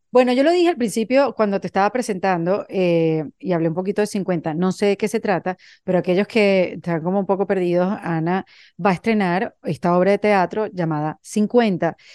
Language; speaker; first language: Spanish; native; Spanish